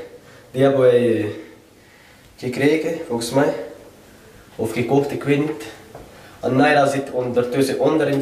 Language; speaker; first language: Dutch; non-native, learner; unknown